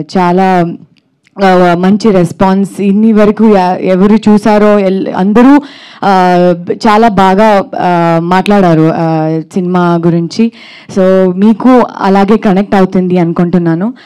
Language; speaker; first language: Telugu; non-native, learner; Kannada